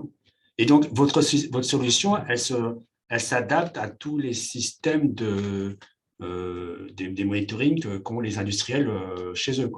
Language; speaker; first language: French; native; French